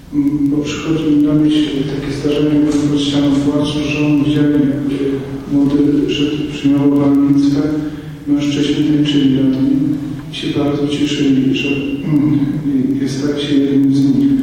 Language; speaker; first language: Polish; native; Polish